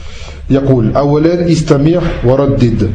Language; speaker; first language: Arabic; non-native, fluent; French